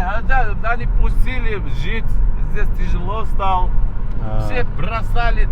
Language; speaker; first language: Russian; non-native, learner; Armenian